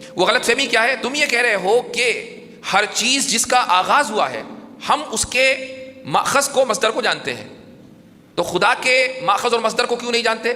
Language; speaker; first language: Urdu; native; Urdu